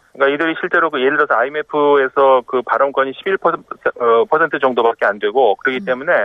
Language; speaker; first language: Korean; native; Korean